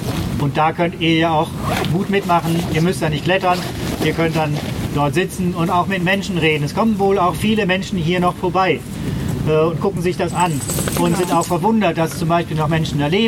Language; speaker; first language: German; native; German